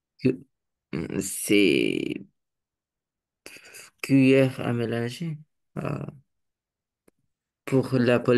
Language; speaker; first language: French; non-native, learner; Romanian